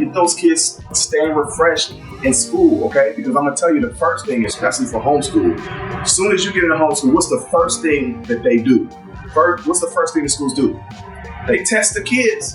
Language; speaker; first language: English; native; English